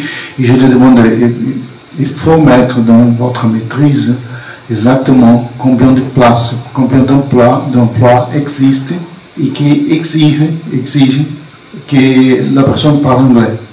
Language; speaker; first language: French; non-native, fluent; Portuguese